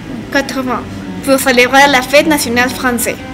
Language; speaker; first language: French; non-native, learner; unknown